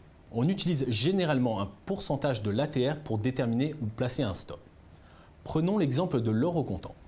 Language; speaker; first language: French; native; French